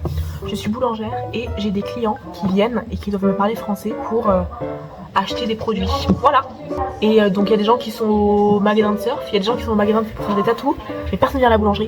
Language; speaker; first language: French; native; French